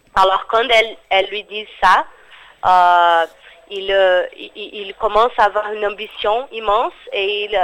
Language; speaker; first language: French; non-native, fluent; Portuguese